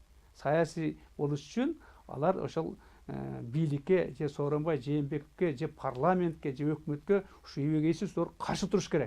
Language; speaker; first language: Kyrgyz; native; Kyrgyz